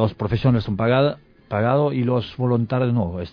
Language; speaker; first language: Spanish; non-native, learner; French